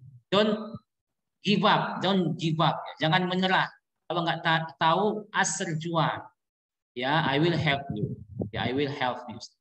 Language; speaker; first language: English; non-native, learner; Indonesian